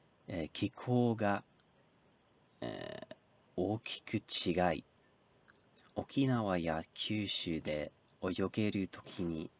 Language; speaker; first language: Japanese; non-native, learner; English